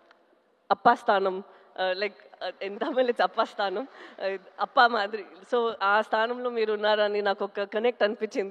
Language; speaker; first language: Telugu; non-native, local second language; Tamil